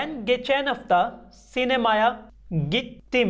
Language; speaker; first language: Turkish; non-native, learner; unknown